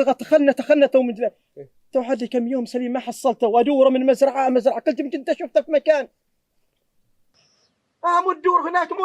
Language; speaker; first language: Arabic; native; Arabic